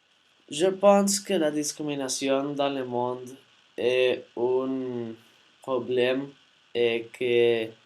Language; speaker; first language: French; non-native, learner; Spanish